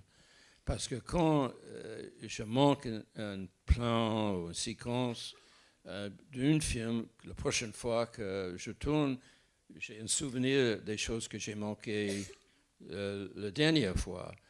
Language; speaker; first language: French; non-native, fluent; English